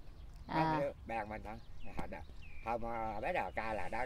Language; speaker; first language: Vietnamese; native; Vietnamese